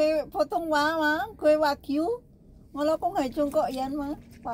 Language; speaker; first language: Cantonese; non-native, learner; Indonesian